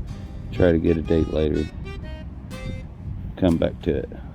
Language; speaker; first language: English; native; English